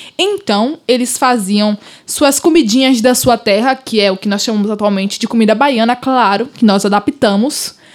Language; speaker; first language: Portuguese; native; Portuguese